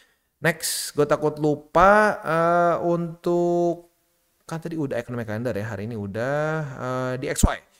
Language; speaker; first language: Indonesian; native; Indonesian